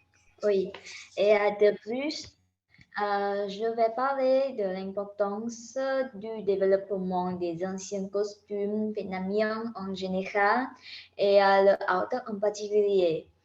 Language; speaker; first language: French; non-native, learner; Vietnamese